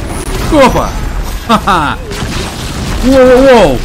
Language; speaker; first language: Russian; native; Russian